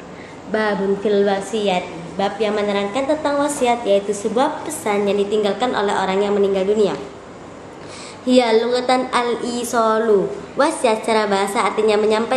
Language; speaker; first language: Indonesian; native; Indonesian